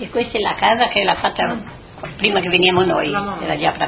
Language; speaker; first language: Italian; early bilingual, other home language; Friulian